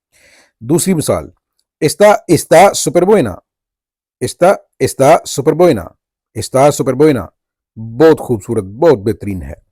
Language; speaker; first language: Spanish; non-native, fluent; Urdu